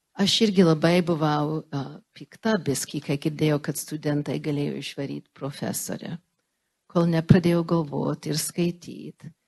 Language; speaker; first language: Lithuanian; early bilingual, heritage; Lithuanian